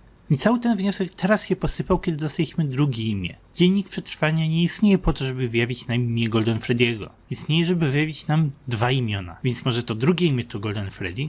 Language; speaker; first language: Polish; native; Polish